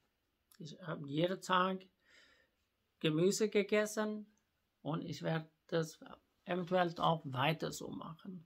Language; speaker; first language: German; non-native, fluent; Swedish